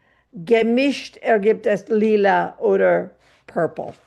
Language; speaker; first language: German; non-native, fluent; English